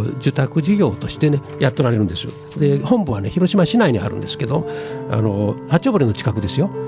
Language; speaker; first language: Japanese; native; Japanese